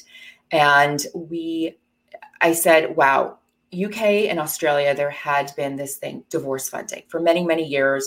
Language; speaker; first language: English; native; English